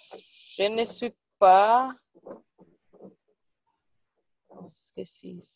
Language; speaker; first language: French; non-native, learner; Portuguese